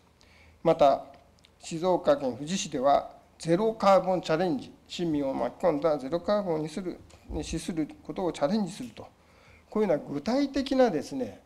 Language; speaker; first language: Japanese; native; Japanese